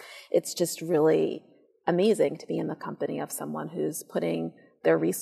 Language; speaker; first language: English; native; English